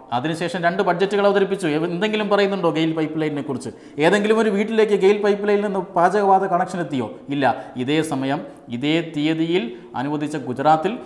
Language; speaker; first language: Malayalam; native; Malayalam